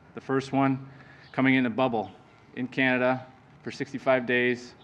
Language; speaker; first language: English; native; English